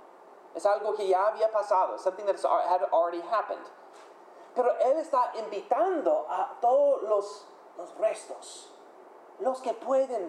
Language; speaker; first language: Spanish; non-native, fluent; English